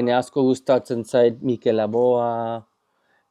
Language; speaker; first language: Basque; non-native, learner; English